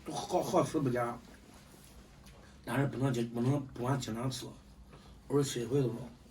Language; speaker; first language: Chinese; native; Chinese